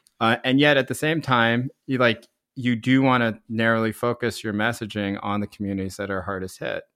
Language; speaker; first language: English; early bilingual, other home language; Korean